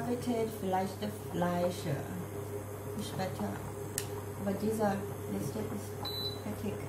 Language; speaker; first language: German; non-native, learner; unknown